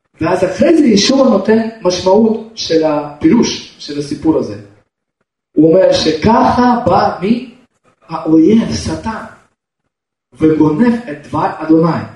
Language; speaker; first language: Hebrew; non-native, fluent; Russian